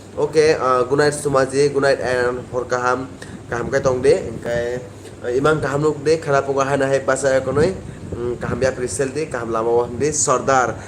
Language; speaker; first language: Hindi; non-native, local second language; Kok Borok